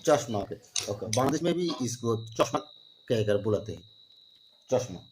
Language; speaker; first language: Hindi; non-native, learner; Bangla